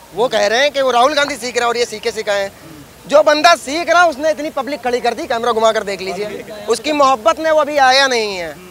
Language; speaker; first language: Hindi; native; Hindi